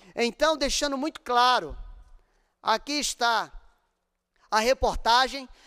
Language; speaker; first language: Portuguese; native; Portuguese